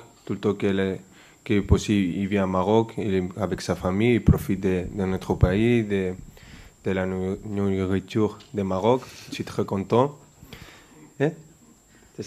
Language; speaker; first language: French; non-native, fluent; Spanish